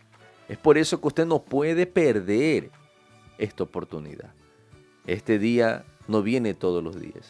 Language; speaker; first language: Spanish; non-native, fluent; Portuguese